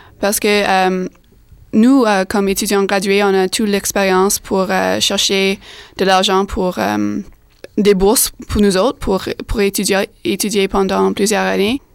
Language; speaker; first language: French; non-native, fluent; English